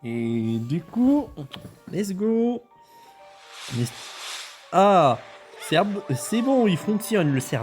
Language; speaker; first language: French; native; French